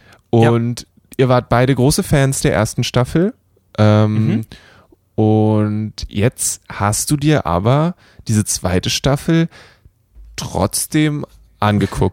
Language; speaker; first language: German; native; German